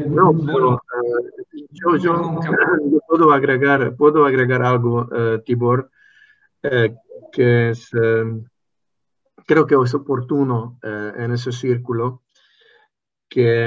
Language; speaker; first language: Spanish; non-native, fluent; Hungarian